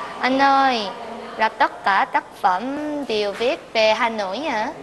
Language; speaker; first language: Vietnamese; non-native, learner; Korean